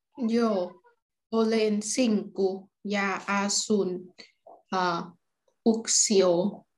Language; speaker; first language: Finnish; non-native, learner; Vietnamese